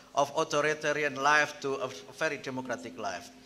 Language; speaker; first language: English; non-native, fluent; Indonesian